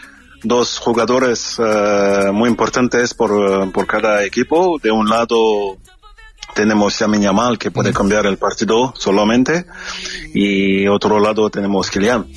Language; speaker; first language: Spanish; non-native, fluent; French